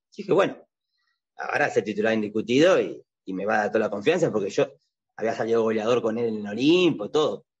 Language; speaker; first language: Spanish; native; Spanish